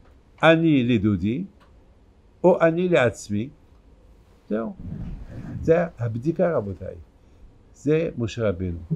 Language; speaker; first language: Hebrew; non-native, fluent; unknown